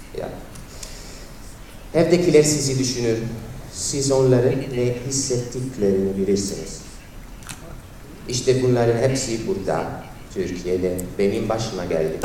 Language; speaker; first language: Turkish; non-native, fluent; Italian